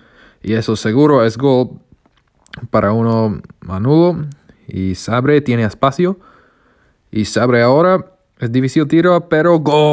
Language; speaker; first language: Spanish; non-native, learner; English